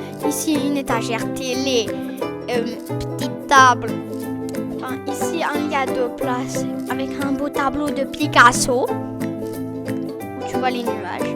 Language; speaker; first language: French; native; French